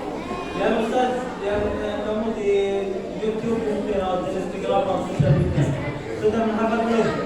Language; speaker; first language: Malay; non-native, learner; Arabic